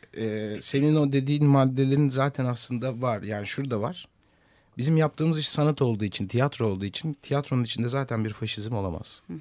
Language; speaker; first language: Turkish; native; Turkish